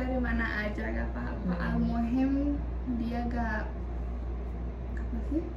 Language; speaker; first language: Indonesian; early bilingual, heritage; Arabic